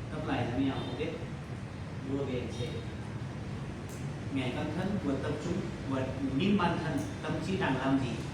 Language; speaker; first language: Vietnamese; non-native, learner; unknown